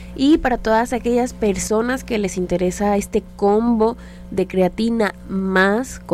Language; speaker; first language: Spanish; native; Spanish